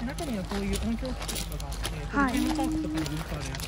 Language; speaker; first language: Japanese; native; Japanese